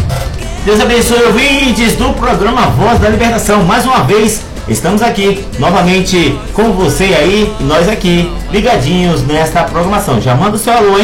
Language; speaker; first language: Portuguese; native; Portuguese